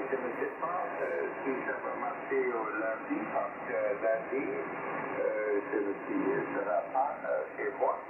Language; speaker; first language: French; non-native, fluent; German